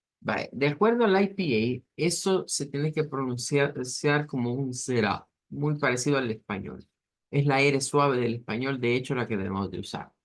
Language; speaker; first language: Spanish; native; Spanish